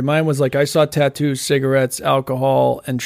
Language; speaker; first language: English; native; English